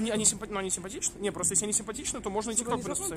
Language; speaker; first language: Russian; native; Russian